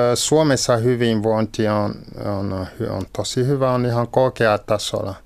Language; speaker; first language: Finnish; non-native, learner; French